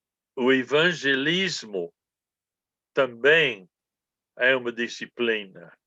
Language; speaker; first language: Portuguese; non-native, fluent; English